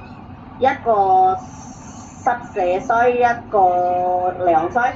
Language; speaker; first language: Cantonese; non-native, learner; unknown